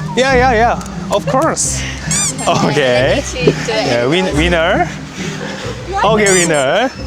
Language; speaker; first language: English; non-native, learner; Korean